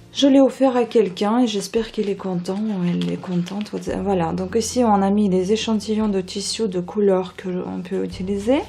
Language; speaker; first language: French; non-native, fluent; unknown